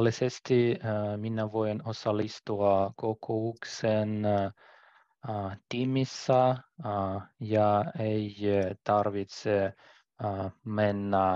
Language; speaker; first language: Finnish; non-native, learner; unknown